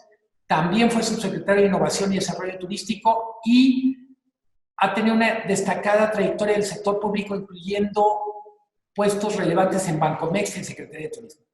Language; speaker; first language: Spanish; native; Spanish